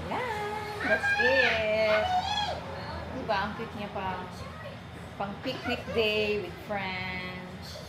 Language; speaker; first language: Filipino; native; Filipino